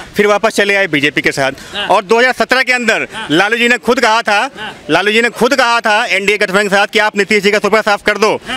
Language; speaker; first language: Hindi; native; Hindi